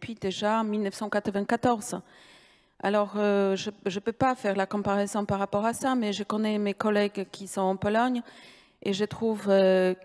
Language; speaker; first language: French; non-native, fluent; Polish